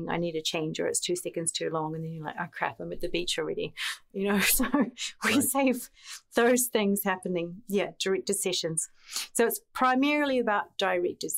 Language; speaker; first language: English; native; English